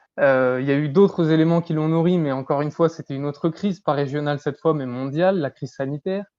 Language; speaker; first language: French; native; French